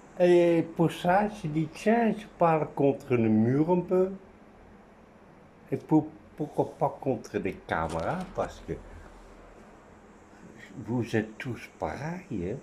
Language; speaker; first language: French; non-native, fluent; Dutch